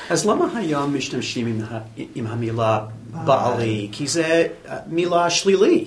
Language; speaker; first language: Hebrew; non-native, learner; English